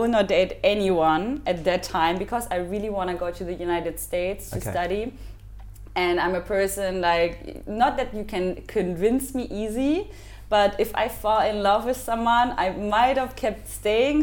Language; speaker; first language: English; non-native, fluent; German